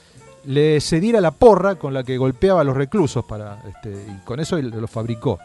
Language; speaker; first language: Spanish; native; Spanish